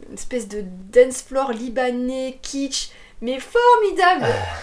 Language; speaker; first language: French; native; French